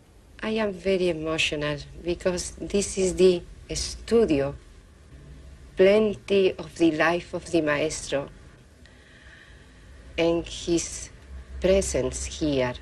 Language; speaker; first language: English; non-native, learner; Spanish